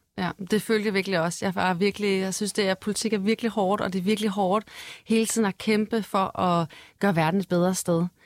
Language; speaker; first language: Danish; native; Danish